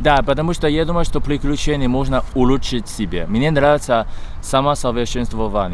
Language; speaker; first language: Russian; non-native, learner; Chinese